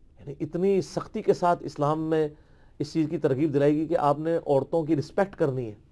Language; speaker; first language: Urdu; non-native, local second language; Punjabi